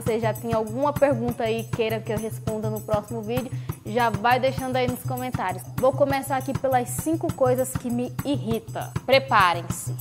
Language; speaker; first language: Portuguese; native; Portuguese